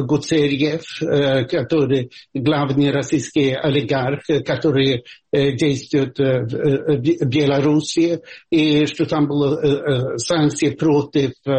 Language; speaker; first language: Russian; non-native, fluent; Swedish